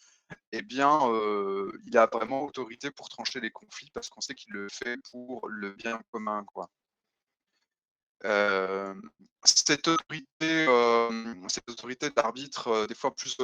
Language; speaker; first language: French; native; French